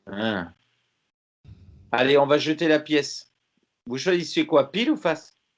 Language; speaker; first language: French; native; French